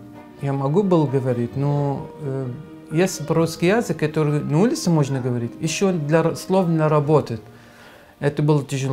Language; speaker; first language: Russian; non-native, learner; Arabic